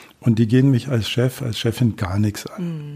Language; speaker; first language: German; native; German